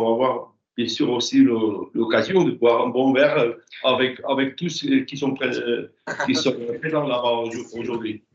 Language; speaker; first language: French; non-native, fluent; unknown